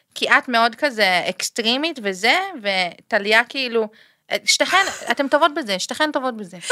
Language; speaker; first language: Hebrew; early bilingual, other home language; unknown